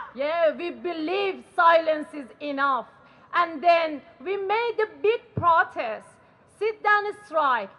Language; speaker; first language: English; non-native, learner; Persian